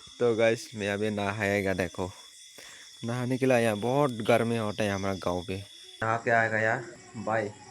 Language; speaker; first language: Hindi; non-native, local second language; Kok Borok